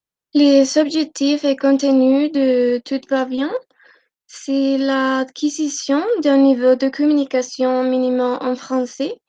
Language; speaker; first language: French; non-native, learner; Spanish